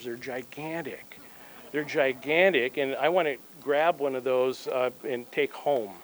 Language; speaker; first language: English; native; English